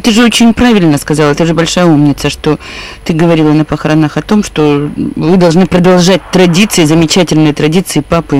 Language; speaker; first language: Russian; native; Russian